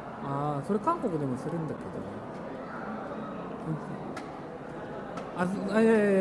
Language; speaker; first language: Japanese; non-native, fluent; Korean